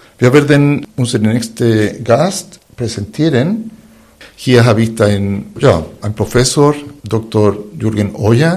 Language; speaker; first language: German; non-native, fluent; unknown